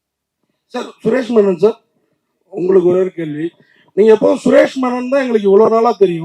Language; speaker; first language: Tamil; native; Tamil